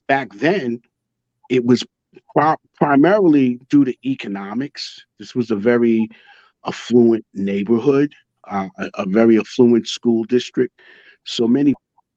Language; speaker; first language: English; native; English